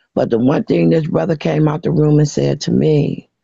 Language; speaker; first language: English; native; English